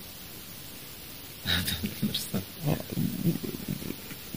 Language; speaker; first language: English; non-native, learner; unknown